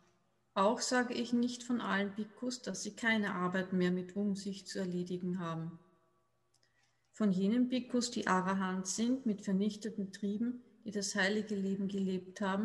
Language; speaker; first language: German; native; German